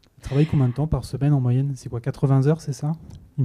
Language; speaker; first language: French; native; French